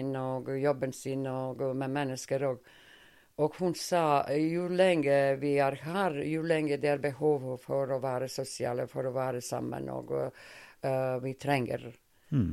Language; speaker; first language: Norwegian; non-native, fluent; Serbian